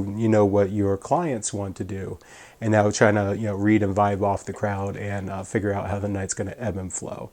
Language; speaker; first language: English; native; English